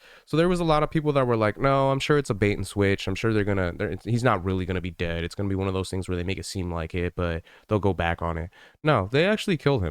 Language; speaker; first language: English; native; English